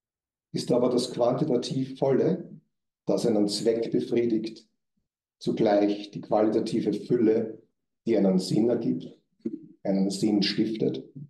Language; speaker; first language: German; native; German